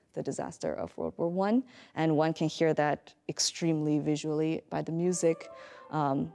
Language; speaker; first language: English; native; English